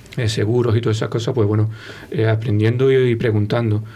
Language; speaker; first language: Spanish; native; Spanish